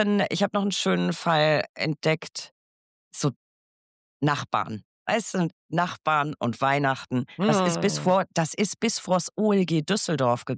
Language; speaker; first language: German; native; German